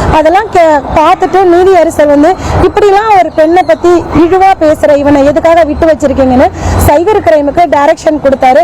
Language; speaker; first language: Tamil; native; Tamil